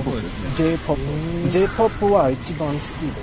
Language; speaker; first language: Japanese; non-native, learner; English